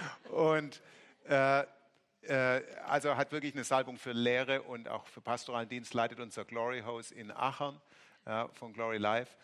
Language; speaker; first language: German; native; German